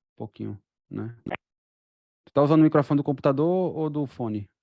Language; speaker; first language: Portuguese; native; Portuguese